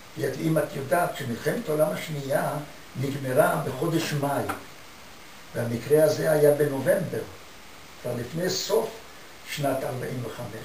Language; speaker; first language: Hebrew; native; Hebrew